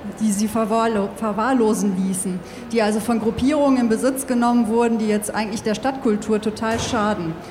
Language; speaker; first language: German; native; German